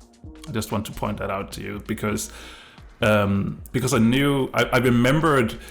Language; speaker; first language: English; native; English